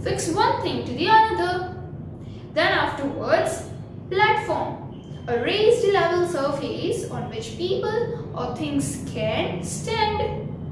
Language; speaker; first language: English; non-native, local second language; Gujarati